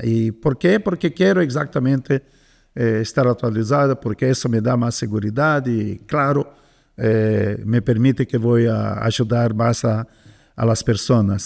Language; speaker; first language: Spanish; non-native, fluent; Portuguese